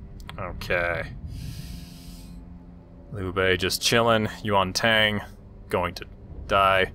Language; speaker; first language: English; native; English